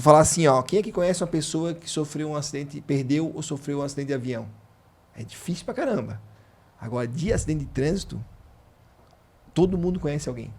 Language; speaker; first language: Portuguese; native; Portuguese